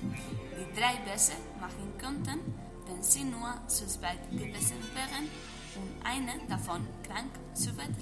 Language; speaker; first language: German; non-native, learner; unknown